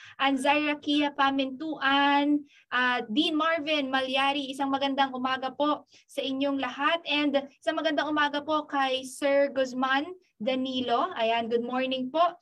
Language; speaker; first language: Filipino; non-native, local second language; Pampanga